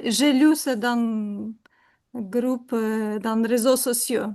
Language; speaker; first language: French; non-native, learner; Ukrainian